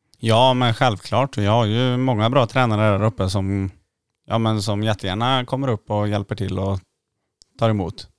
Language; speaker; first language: Swedish; native; Swedish